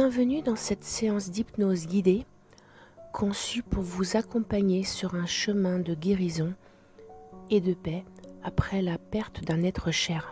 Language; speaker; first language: French; native; French